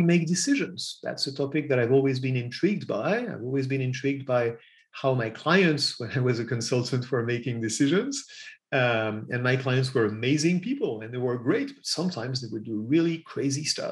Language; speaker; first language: English; non-native, fluent; French